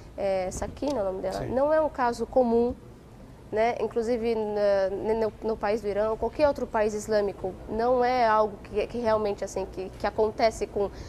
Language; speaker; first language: Portuguese; native; Portuguese